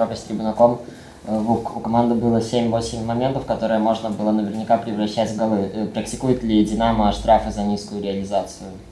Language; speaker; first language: Russian; native; Russian